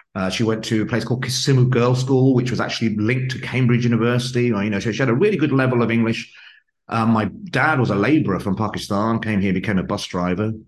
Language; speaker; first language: English; native; English